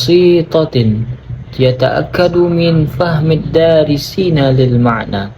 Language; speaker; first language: Arabic; non-native, learner; Indonesian